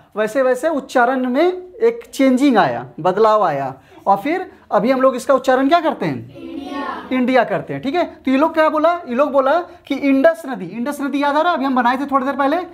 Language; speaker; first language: Hindi; native; Hindi